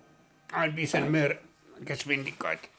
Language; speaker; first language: German; non-native, learner; Finnish